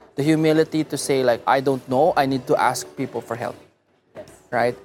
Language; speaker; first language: English; non-native, local second language; Filipino